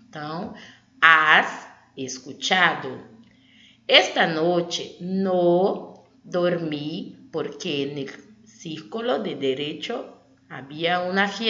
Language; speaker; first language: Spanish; non-native, learner; Portuguese